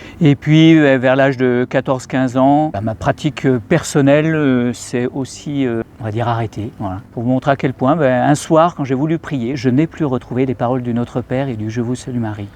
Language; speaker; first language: French; native; French